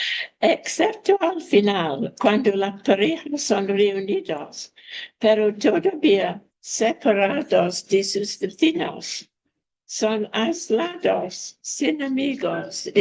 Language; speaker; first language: Spanish; non-native, fluent; English